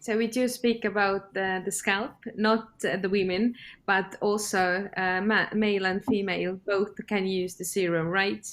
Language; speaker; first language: English; non-native, fluent; Estonian